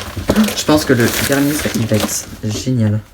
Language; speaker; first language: French; native; French